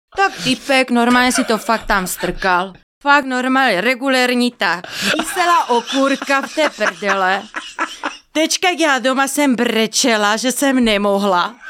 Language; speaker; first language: Czech; non-native, fluent; Spanish